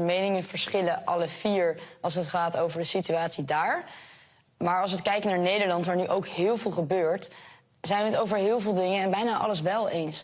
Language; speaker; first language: Dutch; native; Dutch